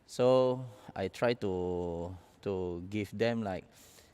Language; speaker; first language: English; non-native, learner; Indonesian